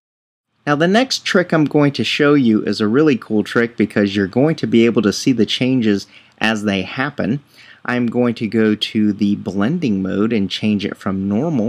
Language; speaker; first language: English; native; English